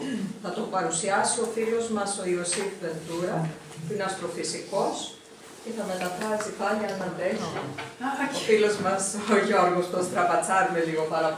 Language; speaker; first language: Greek; native; Greek